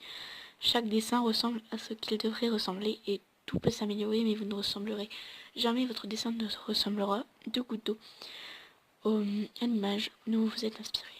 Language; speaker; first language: French; native; French